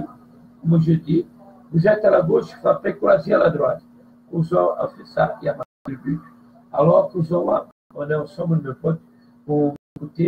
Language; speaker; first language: French; non-native, fluent; Portuguese